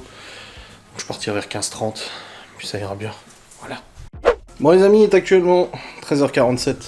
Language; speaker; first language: French; native; French